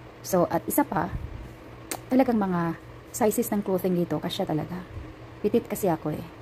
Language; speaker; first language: Filipino; non-native, local second language; Cebuano